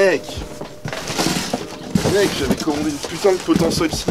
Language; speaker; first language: French; native; French